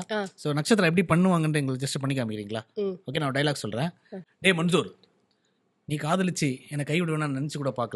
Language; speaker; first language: Tamil; native; Tamil